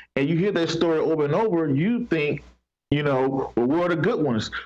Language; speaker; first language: English; native; English